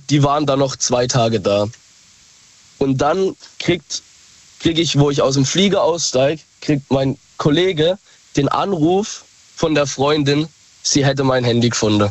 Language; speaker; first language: German; native; German